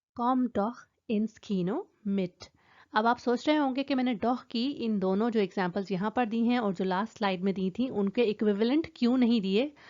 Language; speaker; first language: Urdu; native; Urdu